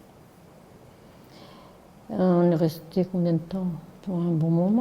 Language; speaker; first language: French; native; French